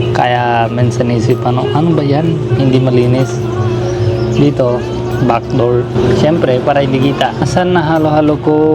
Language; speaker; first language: Filipino; non-native, learner; Hindi